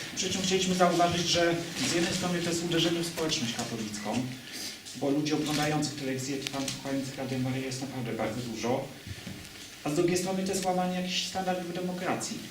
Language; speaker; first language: Polish; native; Polish